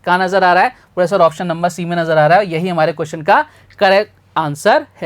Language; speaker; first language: Hindi; native; Hindi